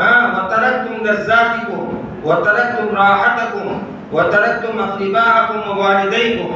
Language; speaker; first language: Arabic; non-native, fluent; Urdu